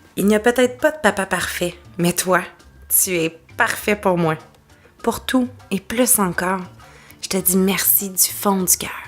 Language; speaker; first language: French; native; French